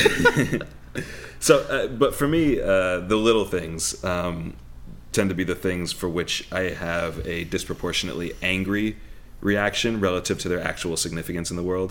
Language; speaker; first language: English; native; English